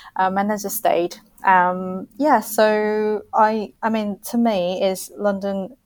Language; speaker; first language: English; non-native, fluent; Chinese